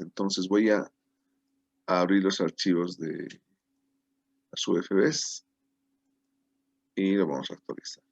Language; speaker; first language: Spanish; native; Spanish